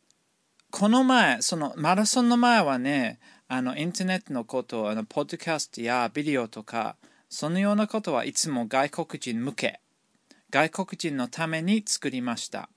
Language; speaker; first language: Japanese; non-native, fluent; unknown